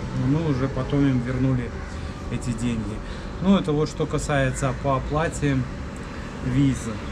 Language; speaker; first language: Russian; native; Russian